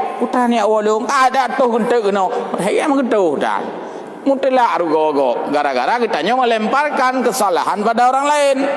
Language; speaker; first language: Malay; non-native, local second language; Achinese